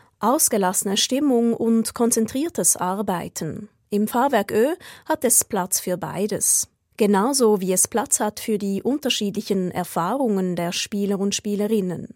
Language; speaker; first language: German; native; German